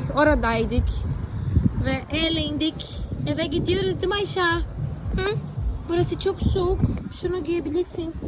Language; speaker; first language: Turkish; non-native, fluent; Portuguese